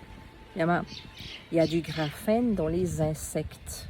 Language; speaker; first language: French; native; French